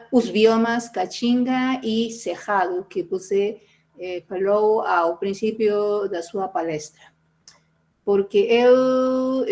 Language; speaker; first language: Portuguese; non-native, fluent; Spanish